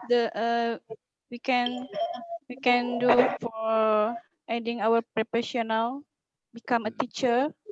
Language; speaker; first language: English; non-native, learner; Indonesian